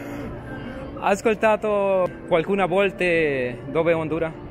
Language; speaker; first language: Italian; non-native, learner; Spanish